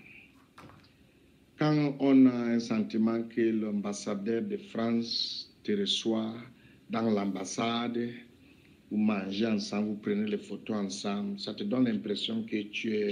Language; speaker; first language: French; non-native, local second language; English